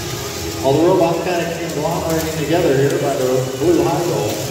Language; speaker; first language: English; native; English